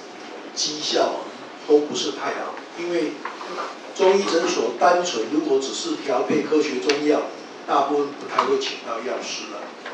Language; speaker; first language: Chinese; native; Chinese